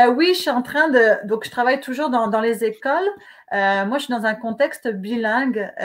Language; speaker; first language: French; native; French